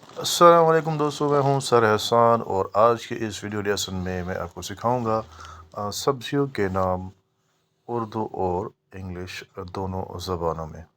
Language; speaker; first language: Urdu; native; Urdu